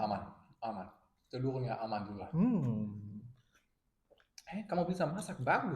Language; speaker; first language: Indonesian; non-native, learner; German